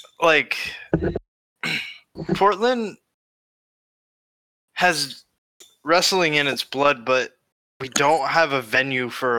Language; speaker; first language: English; native; English